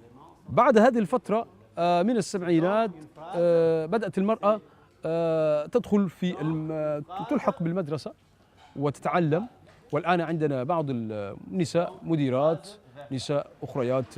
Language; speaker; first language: Arabic; non-native, local second language; Comorian